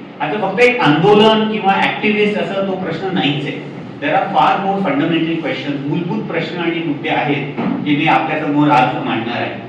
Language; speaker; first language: Marathi; non-native, local second language; Hindi